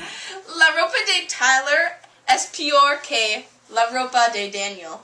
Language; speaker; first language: Spanish; non-native, learner; English